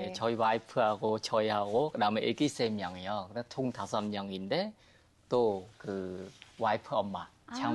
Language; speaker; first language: Korean; non-native, fluent; Khmer